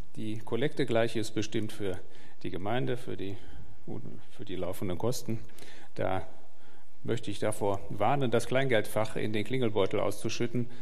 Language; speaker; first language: German; native; German